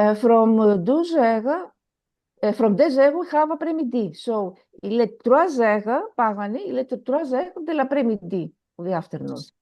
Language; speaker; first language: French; non-native, fluent; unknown